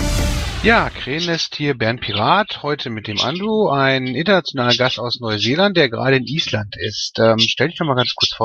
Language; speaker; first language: German; native; German